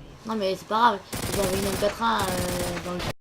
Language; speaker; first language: French; native; French